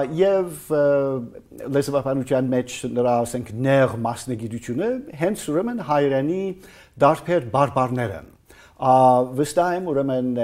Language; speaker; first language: Armenian; non-native, fluent; English